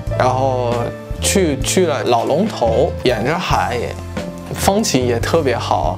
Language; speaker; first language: Chinese; non-native, fluent; Malagasy